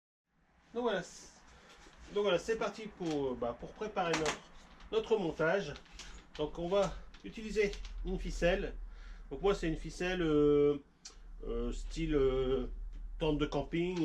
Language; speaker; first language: French; native; French